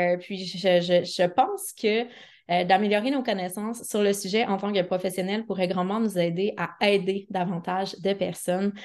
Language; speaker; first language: French; native; French